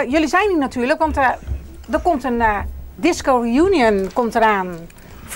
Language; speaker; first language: Dutch; native; Dutch